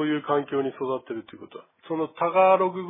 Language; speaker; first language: Japanese; native; Japanese